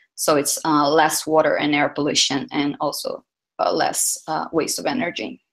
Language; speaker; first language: English; non-native, fluent; Portuguese